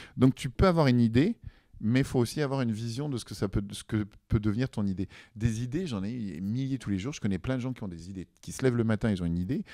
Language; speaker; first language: French; native; French